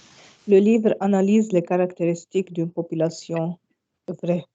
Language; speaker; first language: French; non-native, learner; Arabic